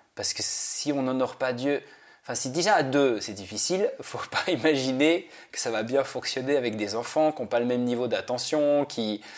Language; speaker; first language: French; native; French